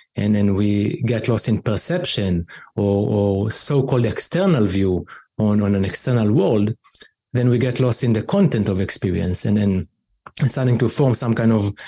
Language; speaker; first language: English; non-native, fluent; Hebrew